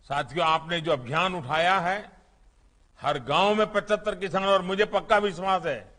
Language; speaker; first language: Hindi; non-native, local second language; Gujarati